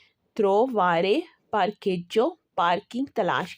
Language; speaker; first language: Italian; non-native, fluent; Urdu